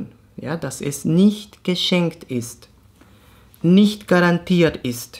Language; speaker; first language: German; non-native, fluent; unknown